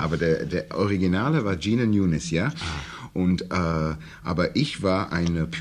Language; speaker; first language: German; non-native, learner; English